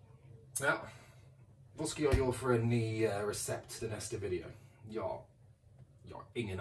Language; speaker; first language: Swedish; non-native, fluent; English